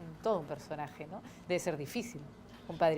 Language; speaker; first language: Spanish; native; Spanish